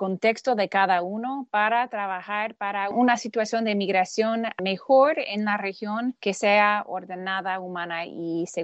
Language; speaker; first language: Spanish; non-native, fluent; English